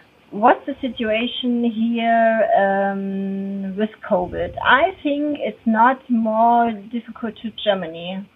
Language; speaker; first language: English; non-native, learner; German